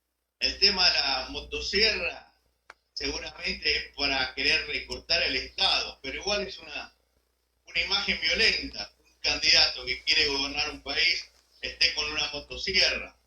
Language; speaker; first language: Spanish; native; Spanish